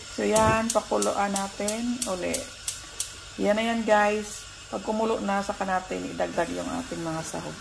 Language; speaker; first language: Filipino; non-native, local second language; Hiligaynon